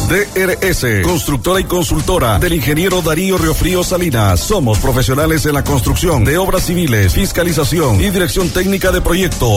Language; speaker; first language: Spanish; native; Spanish